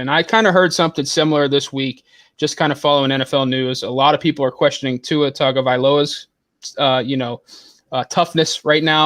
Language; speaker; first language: English; native; English